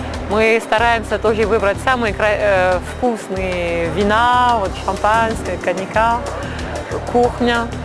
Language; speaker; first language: Russian; non-native, fluent; French